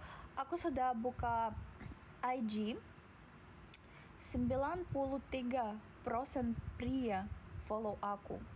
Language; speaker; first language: Indonesian; non-native, learner; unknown